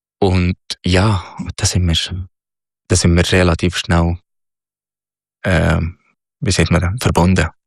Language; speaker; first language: German; non-native, learner; Arabic